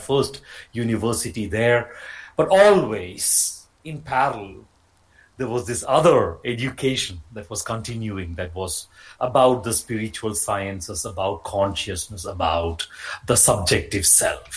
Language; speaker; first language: English; non-native, local second language; Malayalam